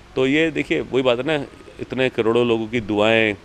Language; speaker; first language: Hindi; native; Hindi